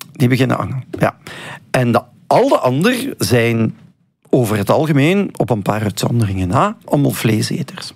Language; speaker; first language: Dutch; native; Dutch